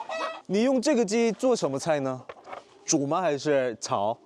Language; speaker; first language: Chinese; non-native, learner; Korean